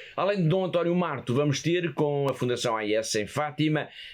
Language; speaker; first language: Portuguese; native; Portuguese